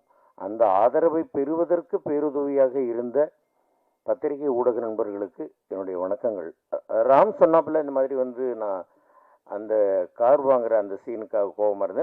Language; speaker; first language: Tamil; native; Tamil